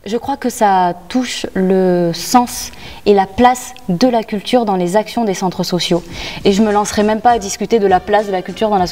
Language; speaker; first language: French; native; French